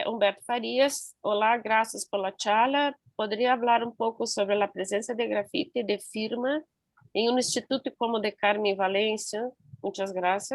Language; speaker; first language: Portuguese; non-native, learner; Spanish